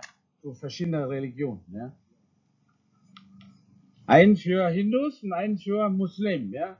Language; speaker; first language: German; non-native, fluent; Indonesian